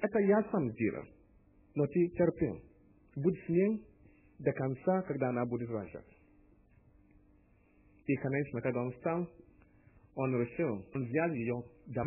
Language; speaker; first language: Russian; non-native, learner; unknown